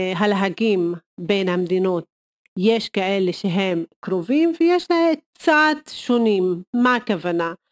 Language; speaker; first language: Hebrew; non-native, local second language; Arabic